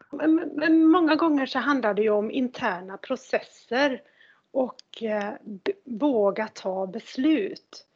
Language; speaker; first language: Swedish; native; Swedish